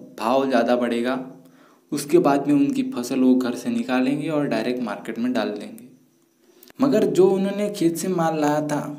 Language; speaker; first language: Hindi; non-native, local second language; Marathi